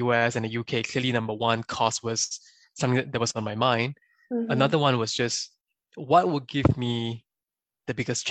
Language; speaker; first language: English; native; English